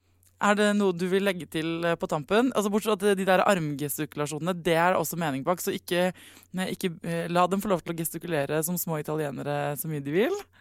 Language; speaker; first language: Norwegian; native; Norwegian